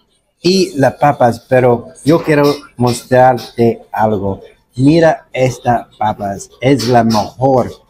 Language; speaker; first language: Spanish; non-native, learner; English